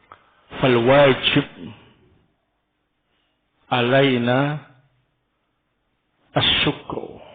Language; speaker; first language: Arabic; non-native, fluent; Indonesian